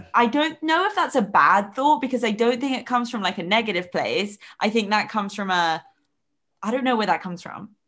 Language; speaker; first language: English; native; English